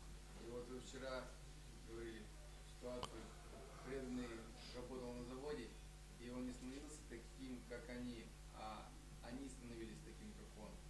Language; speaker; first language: Russian; native; Russian